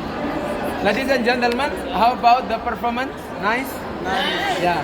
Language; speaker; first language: English; non-native, learner; Indonesian